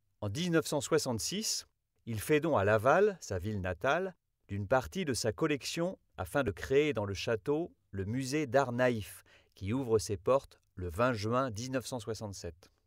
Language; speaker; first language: French; native; French